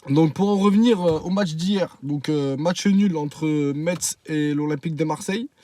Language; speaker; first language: French; native; French